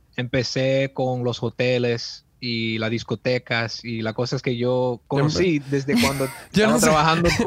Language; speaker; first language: Spanish; early bilingual, heritage; Spanish